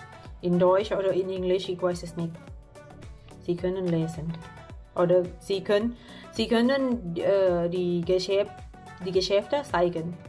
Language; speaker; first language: German; non-native, learner; Thai